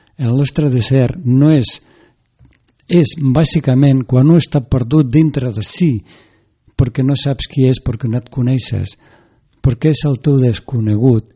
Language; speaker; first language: Catalan; non-native, local second language; Spanish